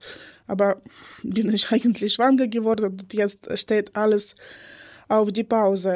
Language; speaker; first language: German; non-native, learner; Ukrainian